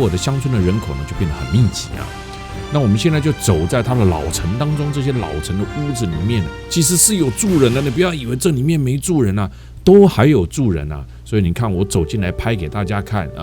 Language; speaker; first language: Chinese; native; Chinese